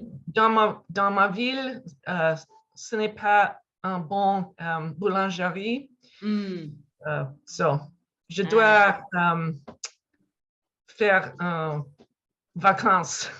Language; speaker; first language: French; non-native, learner; English